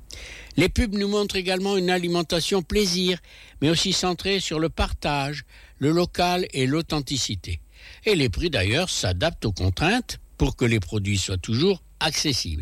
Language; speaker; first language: French; native; French